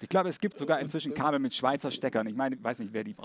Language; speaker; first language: German; native; German